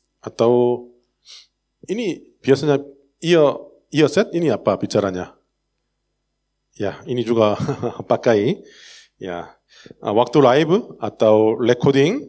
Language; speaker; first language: Indonesian; non-native, learner; Korean